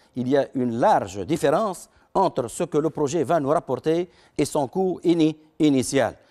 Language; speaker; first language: French; non-native, local second language; Arabic